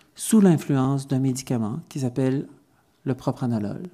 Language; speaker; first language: French; native; French